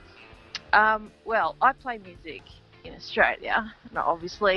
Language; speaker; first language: English; native; English